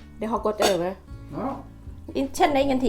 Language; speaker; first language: Swedish; non-native, learner; Thai